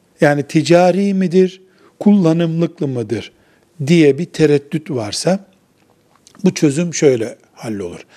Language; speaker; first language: Turkish; native; Turkish